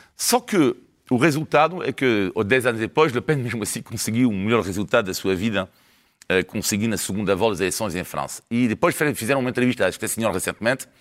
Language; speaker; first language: Portuguese; non-native, fluent; French